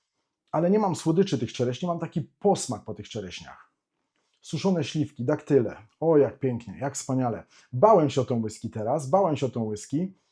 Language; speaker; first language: Polish; native; Polish